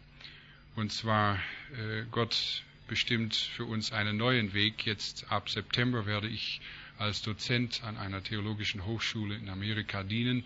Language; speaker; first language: German; non-native, fluent; English